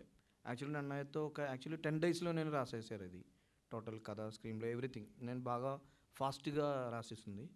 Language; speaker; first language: Telugu; non-native, learner; Malayalam